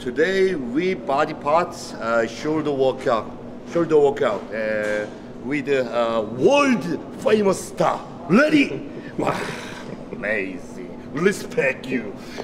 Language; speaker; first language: English; non-native, learner; Korean